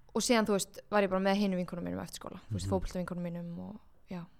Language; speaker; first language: Icelandic; native; Icelandic